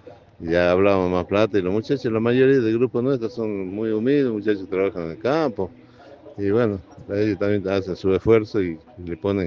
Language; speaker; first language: Spanish; native; Spanish